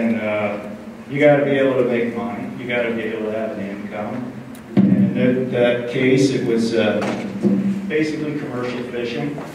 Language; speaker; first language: English; native; English